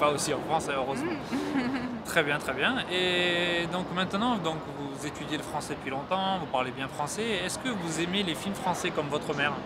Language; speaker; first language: French; native; French